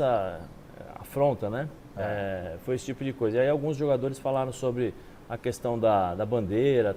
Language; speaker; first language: Portuguese; native; Portuguese